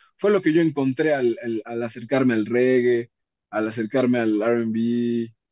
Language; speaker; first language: Spanish; native; Spanish